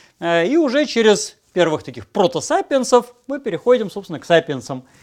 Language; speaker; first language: Russian; native; Russian